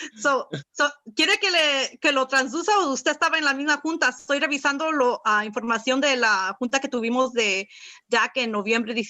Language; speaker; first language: Spanish; early bilingual, heritage; Spanish